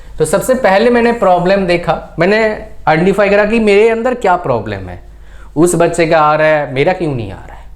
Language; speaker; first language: Hindi; native; Hindi